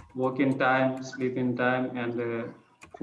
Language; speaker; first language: English; non-native, learner; French